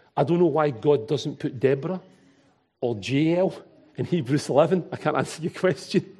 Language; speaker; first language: English; native; English